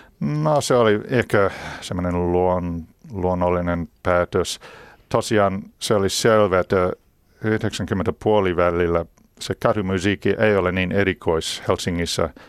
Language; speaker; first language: Finnish; non-native, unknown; English